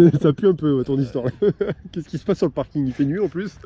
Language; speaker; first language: French; native; French